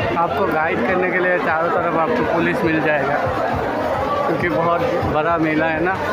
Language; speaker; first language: Hindi; non-native, local second language; Bangla